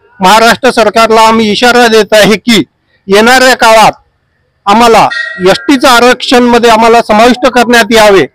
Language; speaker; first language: Marathi; non-native, local second language; Lambadi